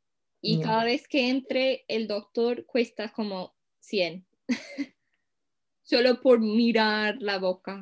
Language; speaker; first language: Spanish; non-native, fluent; English